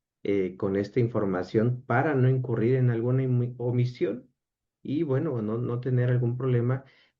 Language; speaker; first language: Spanish; native; Spanish